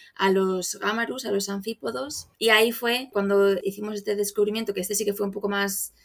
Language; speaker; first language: Spanish; native; Spanish